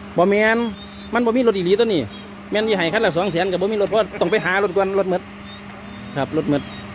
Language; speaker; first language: Thai; native; Thai